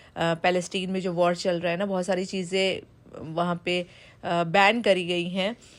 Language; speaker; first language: Hindi; native; Hindi